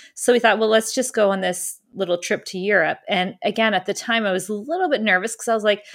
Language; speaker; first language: English; early bilingual, other home language; German